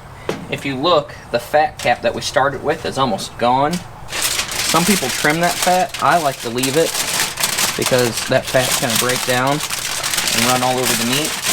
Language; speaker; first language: English; native; English